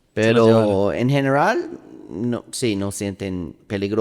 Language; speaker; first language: Spanish; non-native, learner; English